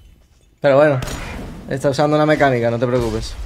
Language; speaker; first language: Spanish; native; Spanish